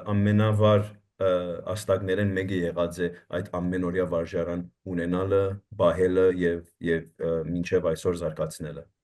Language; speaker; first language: Armenian; early bilingual, heritage; Armenian